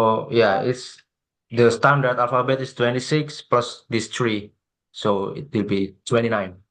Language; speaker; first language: English; non-native, fluent; Indonesian